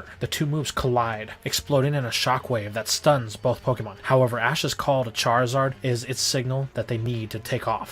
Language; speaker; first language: English; native; English